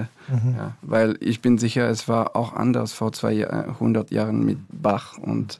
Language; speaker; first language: German; non-native, fluent; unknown